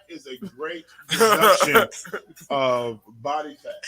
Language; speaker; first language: English; native; English